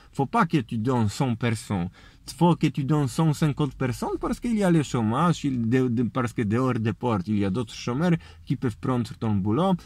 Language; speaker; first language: French; non-native, learner; Polish